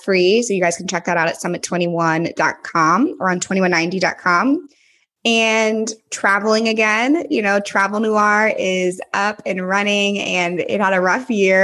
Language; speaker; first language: English; native; English